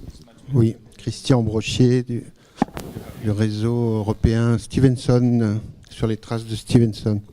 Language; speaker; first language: French; native; French